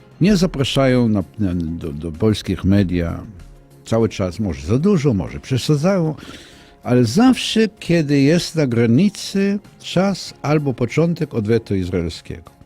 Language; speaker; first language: Polish; non-native, fluent; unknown